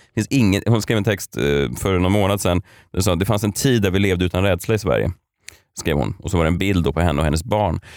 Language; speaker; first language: Swedish; native; Swedish